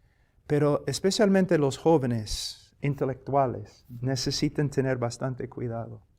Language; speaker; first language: Spanish; non-native, fluent; English